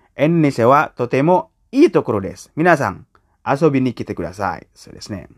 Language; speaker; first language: Japanese; non-native, learner; Indonesian